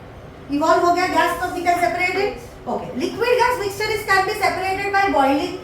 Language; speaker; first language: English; non-native, local second language; Hindi